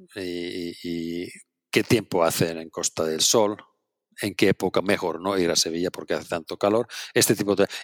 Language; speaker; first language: Spanish; non-native, fluent; Finnish